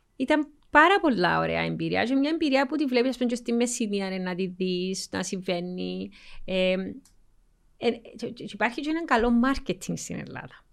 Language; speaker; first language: Greek; native; Greek